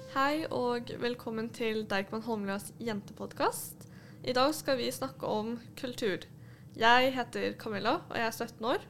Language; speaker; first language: Norwegian; native; Norwegian